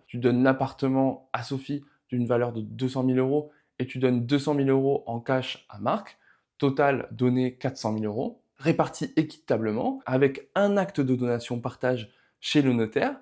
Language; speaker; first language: French; native; French